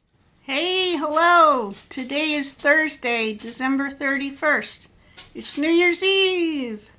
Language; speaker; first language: English; native; English